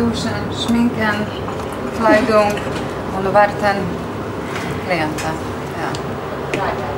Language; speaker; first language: German; non-native, learner; Slovak